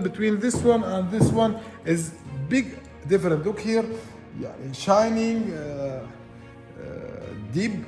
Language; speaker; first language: English; non-native, learner; Arabic